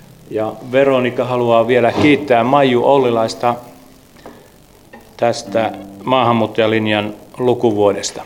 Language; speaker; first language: Finnish; native; Finnish